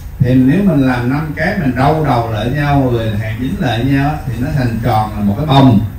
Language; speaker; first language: Vietnamese; native; Vietnamese